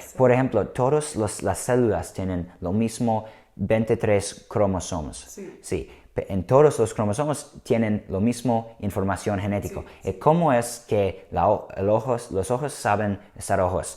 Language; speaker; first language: Spanish; non-native, learner; English